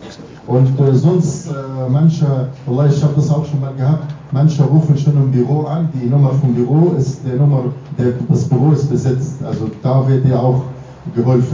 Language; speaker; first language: German; non-native, fluent; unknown